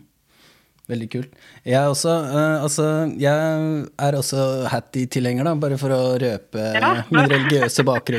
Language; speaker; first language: Norwegian; native; Norwegian